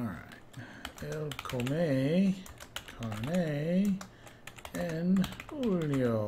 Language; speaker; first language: Spanish; non-native, learner; English